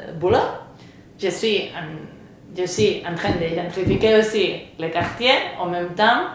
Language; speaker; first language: French; non-native, fluent; Spanish